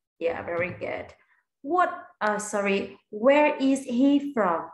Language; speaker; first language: English; non-native, fluent; Vietnamese